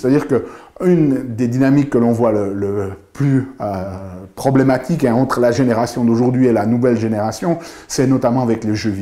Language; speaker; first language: French; native; French